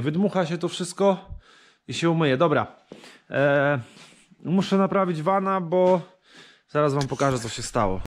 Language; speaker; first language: Polish; native; Polish